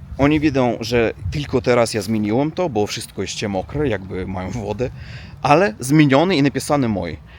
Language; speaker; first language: Polish; non-native, learner; Russian